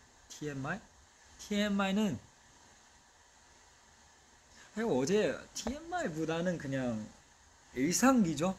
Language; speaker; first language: Korean; non-native, fluent; Chinese